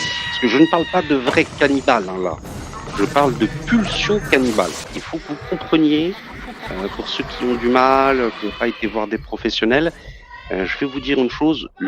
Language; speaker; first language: French; native; French